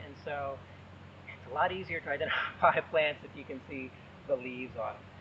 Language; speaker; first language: English; native; English